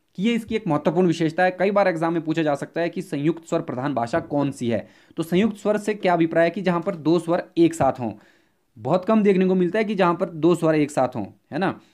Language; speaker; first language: Hindi; native; Hindi